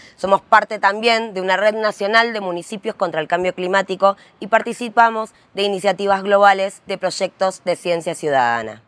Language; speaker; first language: Spanish; native; Spanish